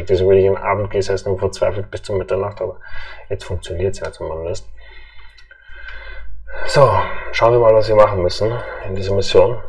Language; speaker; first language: German; native; German